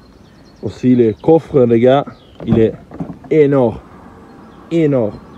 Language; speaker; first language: French; non-native, learner; Italian